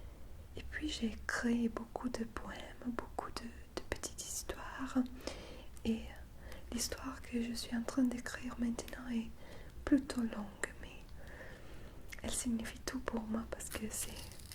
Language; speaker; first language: French; non-native, fluent; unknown